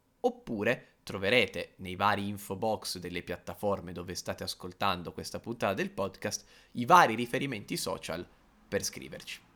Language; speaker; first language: Italian; native; Italian